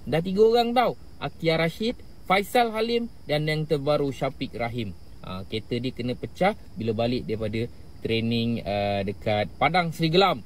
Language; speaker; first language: Malay; native; Malay